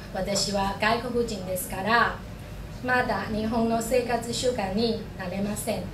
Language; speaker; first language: Japanese; non-native, learner; Chinese